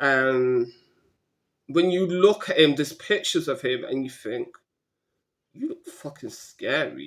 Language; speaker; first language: English; native; English